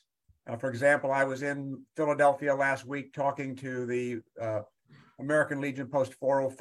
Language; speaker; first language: English; native; English